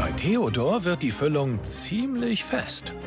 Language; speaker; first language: German; native; German